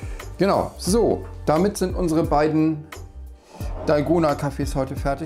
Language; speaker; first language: German; native; German